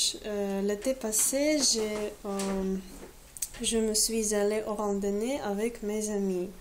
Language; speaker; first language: French; non-native, learner; Russian